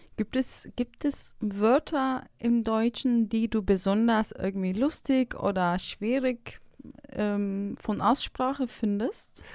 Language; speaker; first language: German; native; German